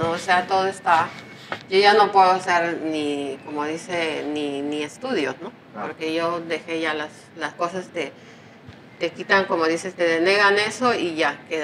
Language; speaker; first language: Spanish; native; Spanish